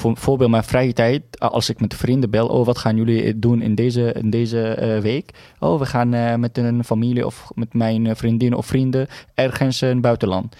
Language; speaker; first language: Dutch; non-native, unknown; Arabic